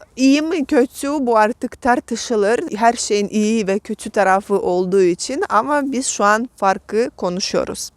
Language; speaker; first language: Turkish; non-native, fluent; Russian